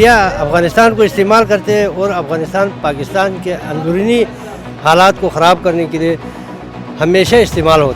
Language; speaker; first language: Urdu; non-native, local second language; Pashto